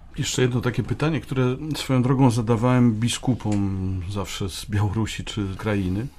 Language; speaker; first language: Polish; native; Polish